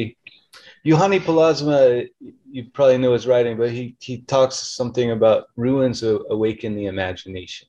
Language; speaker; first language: English; native; English